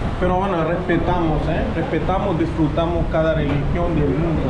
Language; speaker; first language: Spanish; non-native, fluent; Hindi